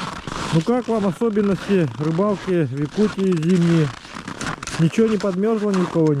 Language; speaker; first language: Russian; native; Russian